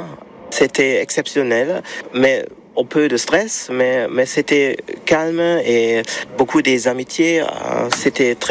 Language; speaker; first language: French; non-native, learner; German